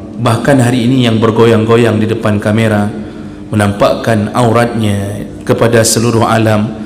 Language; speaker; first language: Malay; non-native, local second language; Achinese